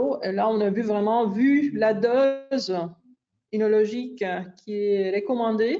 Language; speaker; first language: French; non-native, fluent; Greek